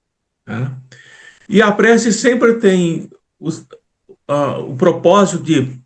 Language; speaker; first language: Portuguese; native; Portuguese